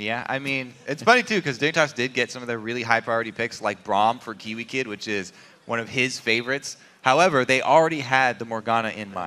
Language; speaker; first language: English; native; English